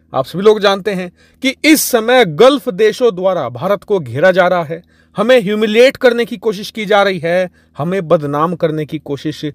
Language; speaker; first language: Hindi; native; Hindi